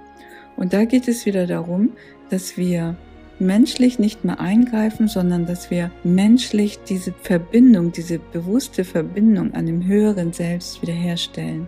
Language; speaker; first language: German; native; German